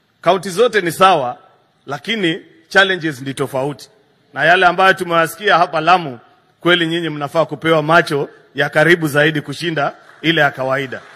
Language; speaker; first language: Swahili; non-native, local second language; Kalenjin